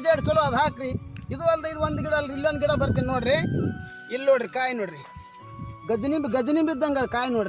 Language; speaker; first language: Kannada; native; Kannada